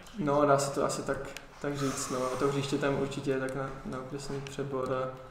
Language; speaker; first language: Czech; early bilingual, heritage; Czech